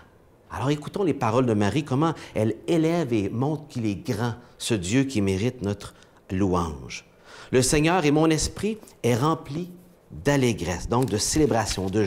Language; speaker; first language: French; native; French